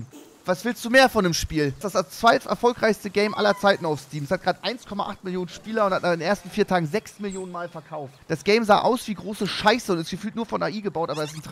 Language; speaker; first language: German; native; German